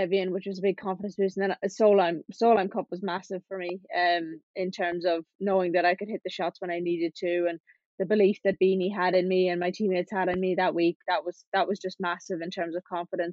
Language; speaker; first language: English; native; English